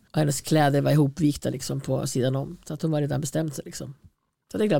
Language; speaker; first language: Swedish; native; Swedish